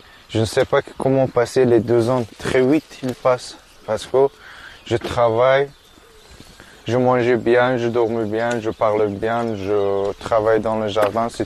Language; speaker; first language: French; non-native, learner; Persian